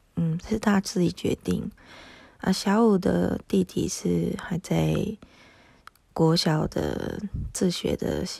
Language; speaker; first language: Chinese; non-native, fluent; Japanese